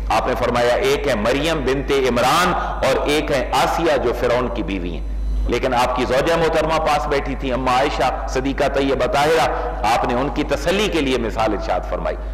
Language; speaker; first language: Urdu; native; Urdu